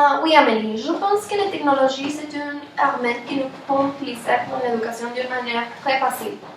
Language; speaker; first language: French; non-native, learner; Spanish